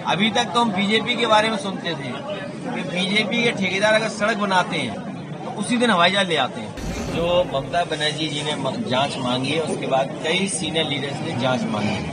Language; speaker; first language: Hindi; native; Hindi